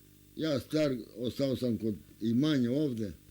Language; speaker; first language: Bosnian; non-native, local second language; Romanian